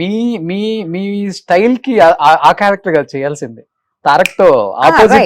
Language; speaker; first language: Telugu; native; Telugu